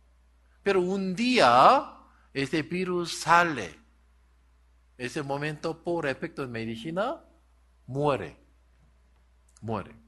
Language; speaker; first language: Spanish; non-native, learner; Korean